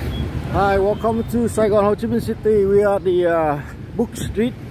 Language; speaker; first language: English; non-native, learner; Vietnamese